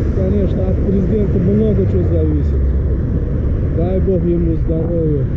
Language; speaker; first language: Russian; non-native, local second language; Uzbek